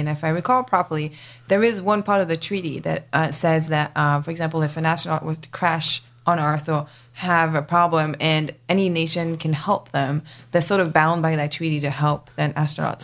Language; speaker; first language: English; non-native, local second language; French